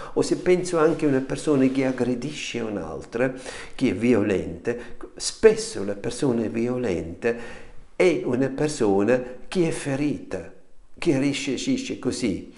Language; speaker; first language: Italian; non-native, fluent; German